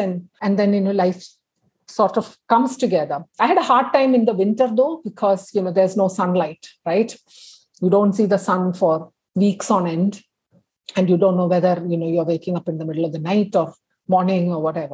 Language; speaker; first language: English; non-native, local second language; Tamil